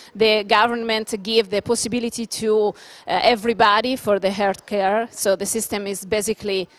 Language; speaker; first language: English; non-native, learner; Italian